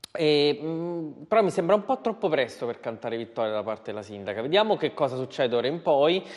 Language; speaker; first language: Italian; native; Italian